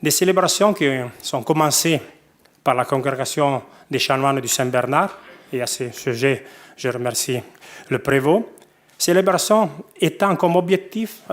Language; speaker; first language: French; non-native, local second language; Italian